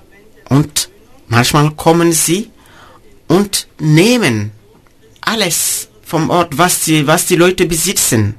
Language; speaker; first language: German; non-native, fluent; Mossi